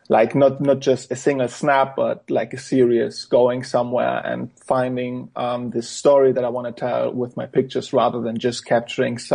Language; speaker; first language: English; non-native, fluent; German